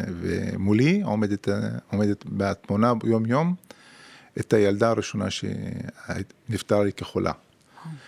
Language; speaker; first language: Hebrew; non-native, local second language; Arabic